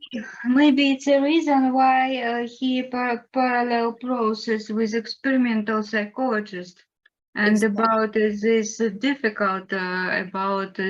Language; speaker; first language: English; non-native, learner; Russian